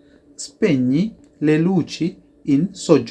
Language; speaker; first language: Italian; non-native, fluent; Sinhala